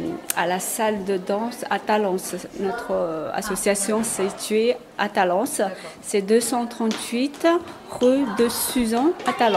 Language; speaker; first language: French; non-native, learner; Chinese